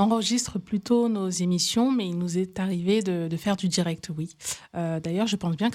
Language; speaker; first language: French; native; French